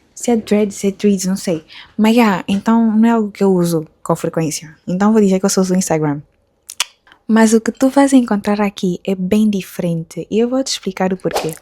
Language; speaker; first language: Portuguese; native; Portuguese